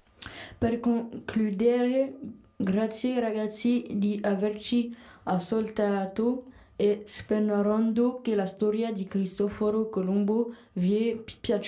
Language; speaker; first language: Italian; non-native, learner; French